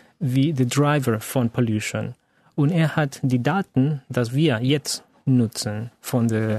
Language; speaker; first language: German; non-native, fluent; Spanish